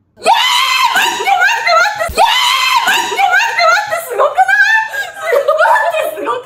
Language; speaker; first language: Japanese; native; Japanese